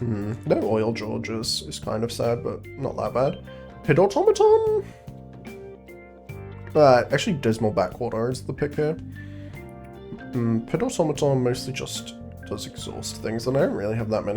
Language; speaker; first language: English; native; English